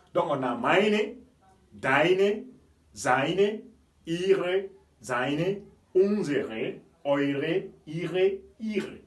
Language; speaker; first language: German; non-native, fluent; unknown